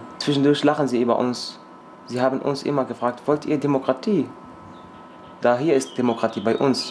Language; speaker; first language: German; non-native, fluent; Arabic